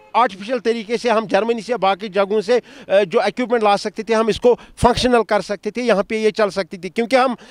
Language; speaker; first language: Hindi; non-native, local second language; Kashmiri